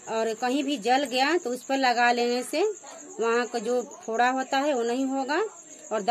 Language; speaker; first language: Hindi; native; Hindi